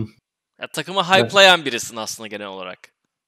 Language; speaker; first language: Turkish; native; Turkish